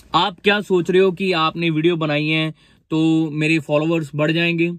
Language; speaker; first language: Hindi; non-native, local second language; Punjabi